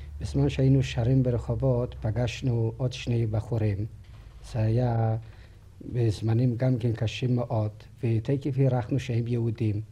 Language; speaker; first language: Hebrew; non-native, fluent; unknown